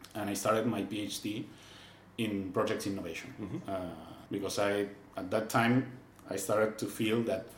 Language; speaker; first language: English; non-native, fluent; Spanish